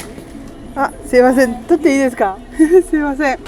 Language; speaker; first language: Japanese; non-native, fluent; French